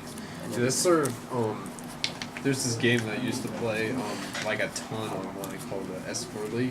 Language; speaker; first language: English; native; English